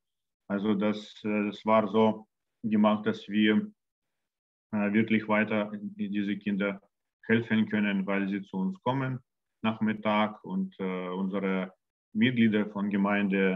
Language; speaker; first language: German; non-native, learner; Russian